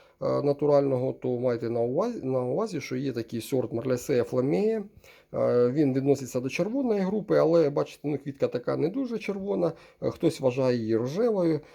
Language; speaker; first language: Ukrainian; non-native, local second language; Russian